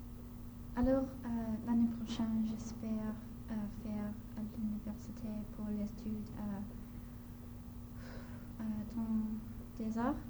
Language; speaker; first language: French; non-native, learner; English